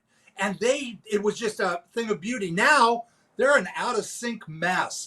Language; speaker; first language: English; native; English